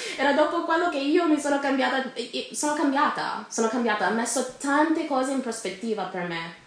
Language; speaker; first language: Italian; non-native, fluent; English